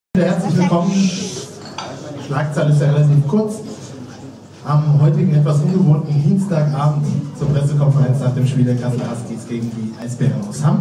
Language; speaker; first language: German; native; German